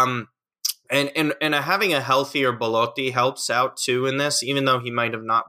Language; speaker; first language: English; native; English